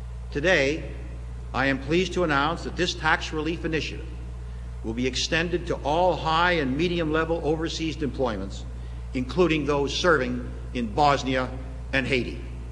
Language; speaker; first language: English; native; English